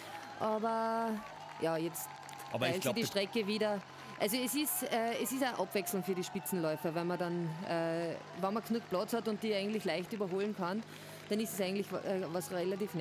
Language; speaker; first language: German; native; German